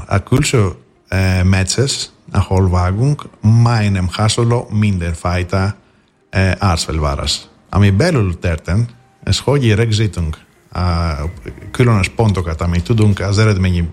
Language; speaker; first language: Hungarian; non-native, fluent; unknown